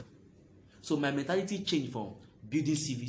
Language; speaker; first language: English; non-native, local second language; Yoruba